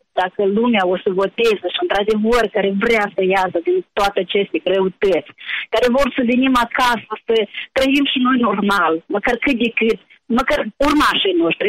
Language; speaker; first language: Romanian; native; Romanian